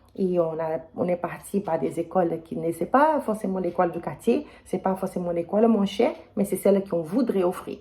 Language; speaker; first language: French; non-native, fluent; Portuguese